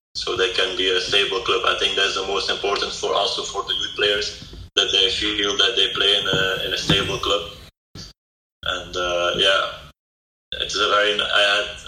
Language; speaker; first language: English; non-native, fluent; Dutch